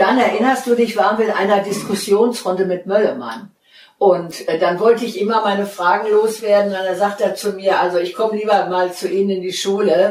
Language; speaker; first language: German; native; German